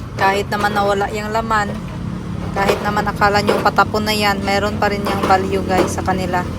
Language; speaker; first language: Filipino; non-native, local second language; Cebuano